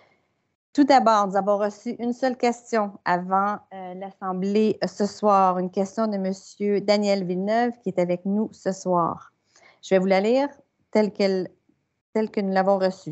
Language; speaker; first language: French; native; French